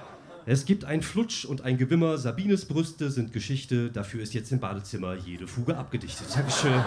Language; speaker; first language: German; native; German